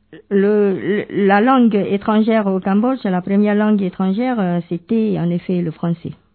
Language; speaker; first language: French; non-native, local second language; Khmer